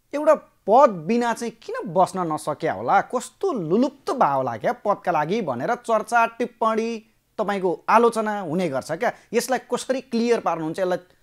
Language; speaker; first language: Nepali; native; Nepali